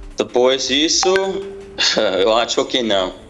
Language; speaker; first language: Portuguese; non-native, learner; English